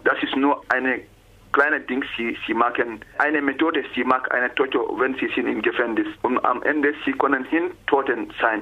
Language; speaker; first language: German; non-native, learner; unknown